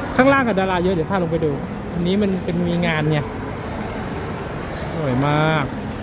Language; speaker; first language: Thai; native; Thai